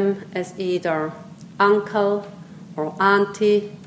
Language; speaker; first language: English; non-native, fluent; Swiss German